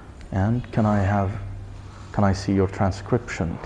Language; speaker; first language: English; non-native, fluent; Arabic